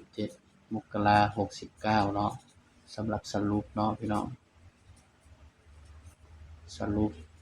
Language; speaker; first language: Thai; non-native, local second language; Lao